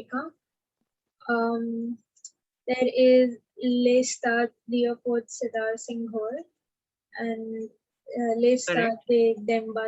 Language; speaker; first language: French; non-native, learner; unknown